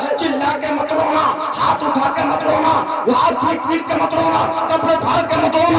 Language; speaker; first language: Urdu; native; Urdu